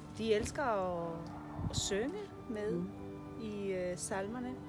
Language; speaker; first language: Danish; early bilingual, heritage; Spanish